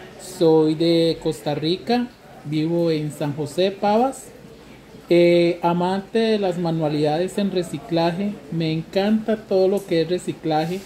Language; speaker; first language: Spanish; native; Spanish